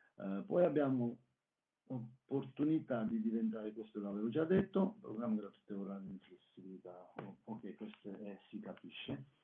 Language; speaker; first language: Italian; non-native, fluent; Armenian